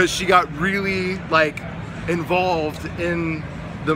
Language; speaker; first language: English; native; English